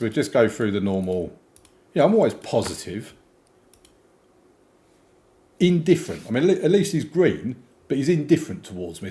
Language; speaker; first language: English; native; English